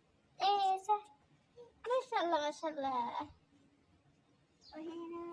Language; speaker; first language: Arabic; non-native, learner; Bangla